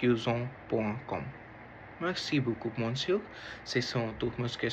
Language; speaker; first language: French; non-native, learner; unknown